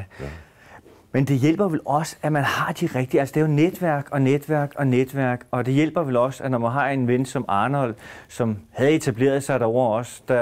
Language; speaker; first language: Danish; native; Danish